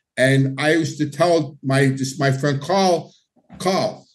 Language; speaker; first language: English; native; English